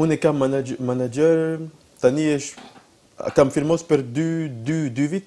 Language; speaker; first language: Albanian; non-native, learner; French